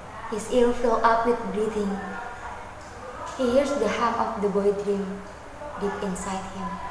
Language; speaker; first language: English; non-native, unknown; Indonesian